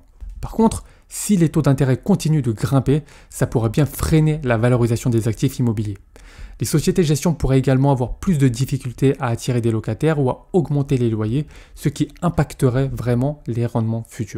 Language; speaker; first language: French; native; French